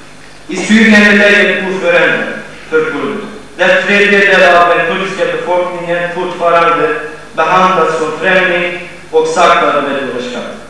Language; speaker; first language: Swedish; non-native, fluent; Kurdish